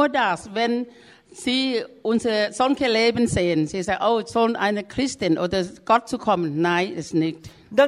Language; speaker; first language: German; non-native, learner; Thai